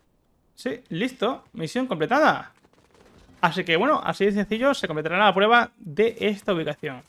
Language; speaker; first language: Spanish; native; Spanish